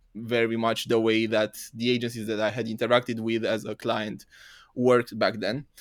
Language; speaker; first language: English; non-native, fluent; Romanian